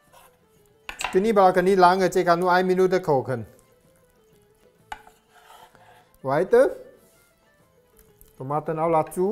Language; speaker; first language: German; non-native, learner; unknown